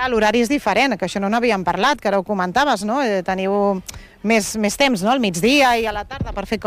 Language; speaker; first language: Catalan; native; Catalan